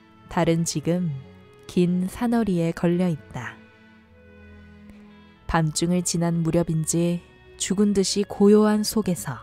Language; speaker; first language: Korean; native; Korean